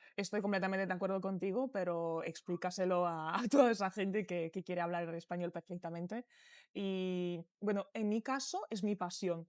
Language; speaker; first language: Spanish; non-native, fluent; Polish